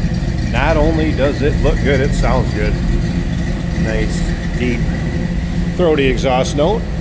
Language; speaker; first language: English; native; English